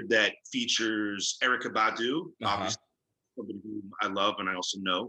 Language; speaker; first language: English; native; English